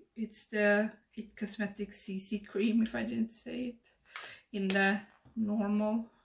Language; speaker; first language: English; non-native, fluent; Swedish